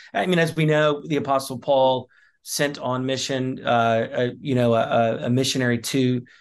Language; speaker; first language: English; native; English